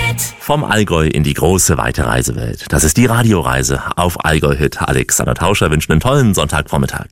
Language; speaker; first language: German; native; German